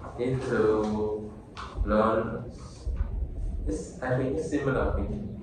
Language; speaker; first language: English; non-native, learner; Vietnamese